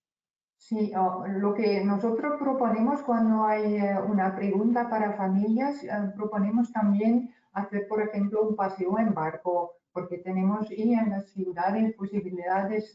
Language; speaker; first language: Spanish; non-native, fluent; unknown